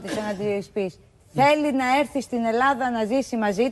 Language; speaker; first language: Greek; native; Greek